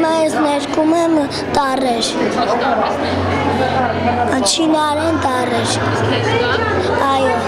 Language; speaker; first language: Armenian; non-native, local second language; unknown